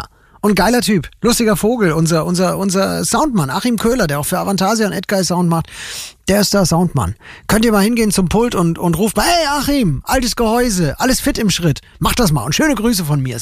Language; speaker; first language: German; native; German